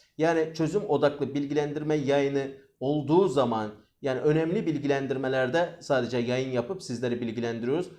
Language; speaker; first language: Turkish; native; Turkish